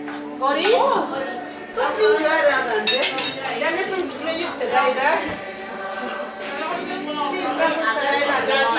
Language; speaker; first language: Norwegian; non-native, learner; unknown